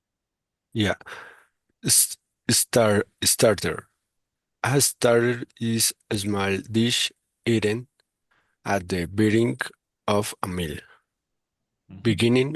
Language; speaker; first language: English; non-native, learner; Spanish